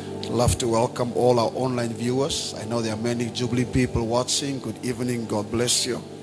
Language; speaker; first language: English; non-native, local second language; Afrikaans